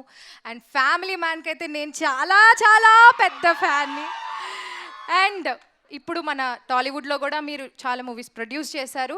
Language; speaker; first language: Telugu; native; Telugu